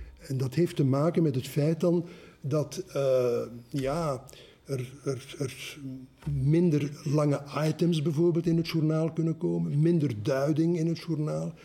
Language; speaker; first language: Dutch; native; Dutch